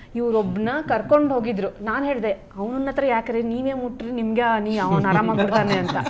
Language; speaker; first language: Kannada; native; Kannada